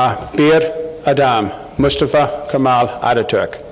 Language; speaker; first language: Turkish; non-native, learner; English